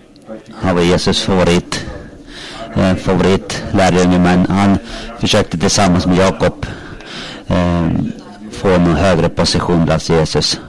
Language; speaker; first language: Swedish; non-native, local second language; Finnish